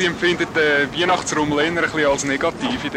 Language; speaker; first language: German; native; German